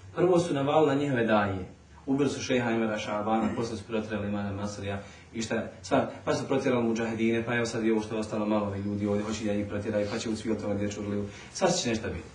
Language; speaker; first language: Bosnian; native; Bosnian